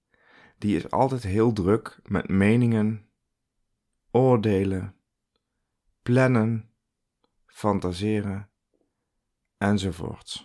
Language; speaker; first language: Dutch; native; Dutch